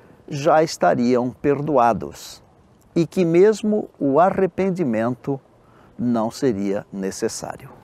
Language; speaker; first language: Portuguese; native; Portuguese